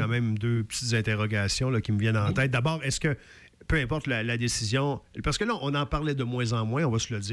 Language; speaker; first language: French; native; French